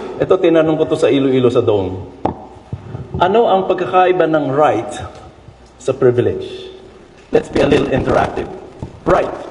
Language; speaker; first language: Filipino; non-native, local second language; Iloko